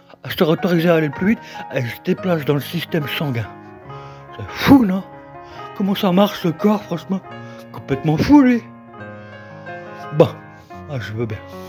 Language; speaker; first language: French; native; French